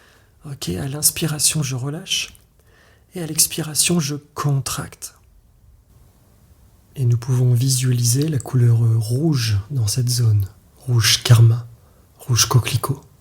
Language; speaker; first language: French; native; French